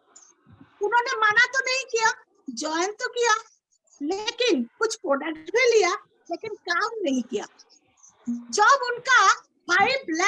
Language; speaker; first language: Hindi; non-native, local second language; Bangla